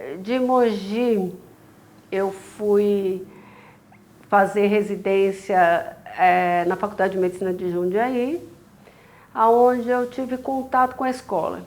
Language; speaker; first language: Portuguese; native; Portuguese